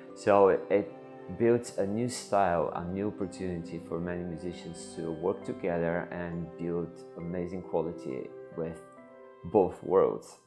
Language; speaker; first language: English; non-native, fluent; Bulgarian